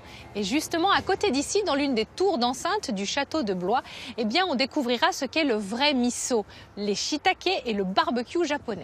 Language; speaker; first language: French; native; French